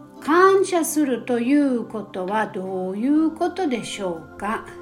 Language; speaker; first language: Japanese; non-native, fluent; German